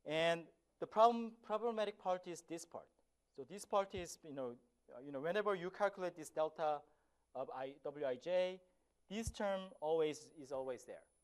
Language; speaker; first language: English; non-native, fluent; Korean